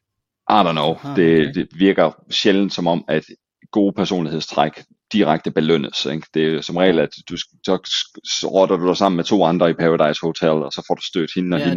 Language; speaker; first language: Danish; native; Danish